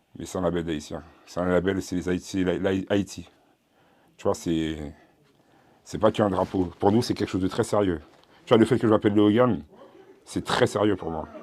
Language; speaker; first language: French; early bilingual, other home language; Haitian Creole